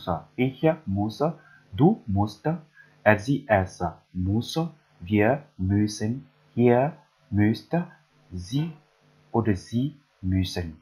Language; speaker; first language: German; non-native, learner; English